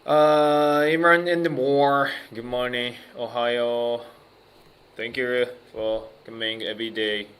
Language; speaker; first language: English; non-native, learner; Japanese